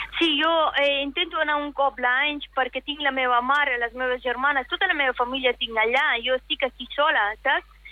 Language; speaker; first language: Catalan; non-native, fluent; Persian